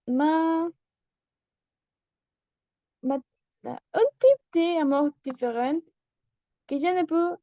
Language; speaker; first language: French; non-native, learner; Spanish